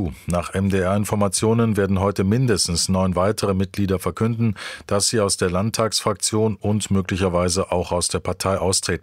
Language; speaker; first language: German; native; German